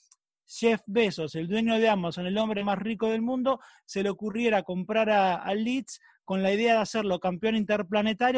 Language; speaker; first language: Spanish; native; Spanish